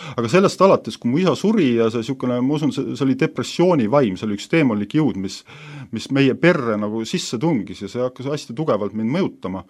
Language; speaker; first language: Estonian; native; Estonian